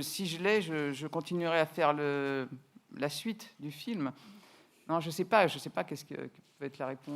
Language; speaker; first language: French; native; French